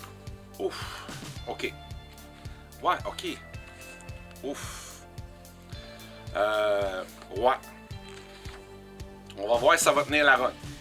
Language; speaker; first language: French; native; French